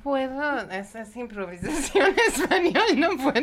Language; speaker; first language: Spanish; non-native, learner; Persian